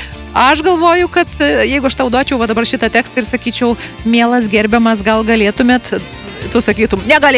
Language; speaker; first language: Lithuanian; native; Lithuanian